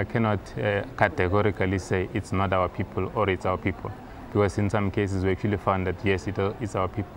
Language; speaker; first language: English; non-native, local second language; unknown